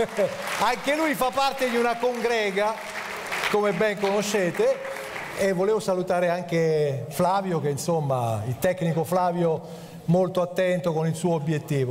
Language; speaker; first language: Italian; native; Italian